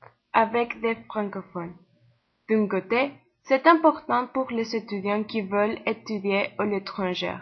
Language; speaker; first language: French; non-native, learner; Spanish